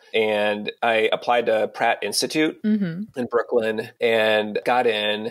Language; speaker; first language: English; native; English